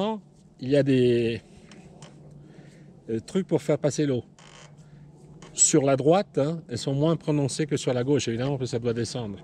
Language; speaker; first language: French; native; French